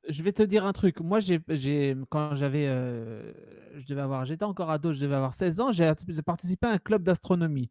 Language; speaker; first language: French; native; French